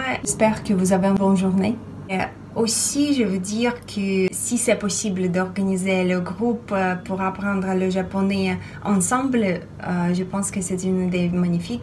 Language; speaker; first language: French; non-native, fluent; Russian